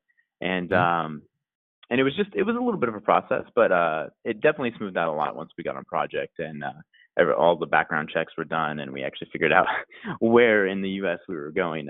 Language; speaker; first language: English; native; English